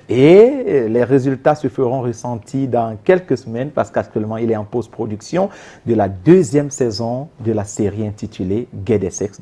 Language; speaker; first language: French; native; French